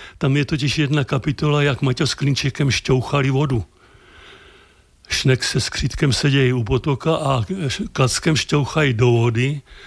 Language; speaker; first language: Czech; native; Czech